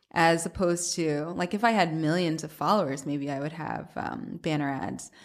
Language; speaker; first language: English; native; English